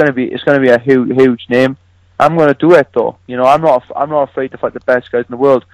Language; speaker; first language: English; native; English